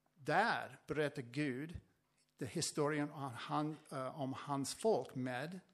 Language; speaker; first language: Swedish; non-native, fluent; English